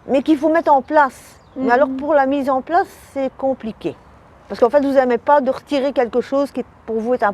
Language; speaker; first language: French; native; French